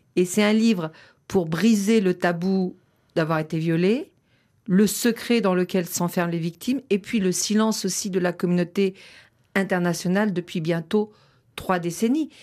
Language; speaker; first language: French; native; French